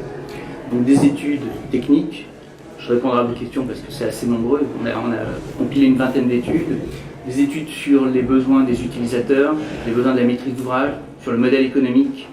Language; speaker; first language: French; native; French